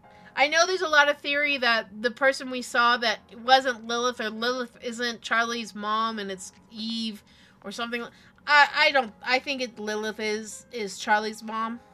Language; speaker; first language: English; native; English